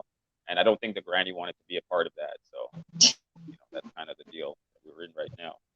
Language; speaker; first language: English; native; English